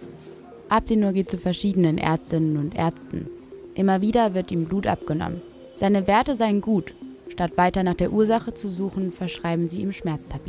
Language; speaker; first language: German; native; German